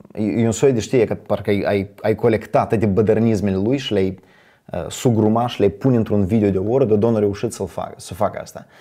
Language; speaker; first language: Romanian; native; Romanian